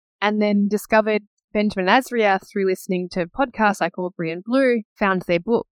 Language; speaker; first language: English; native; English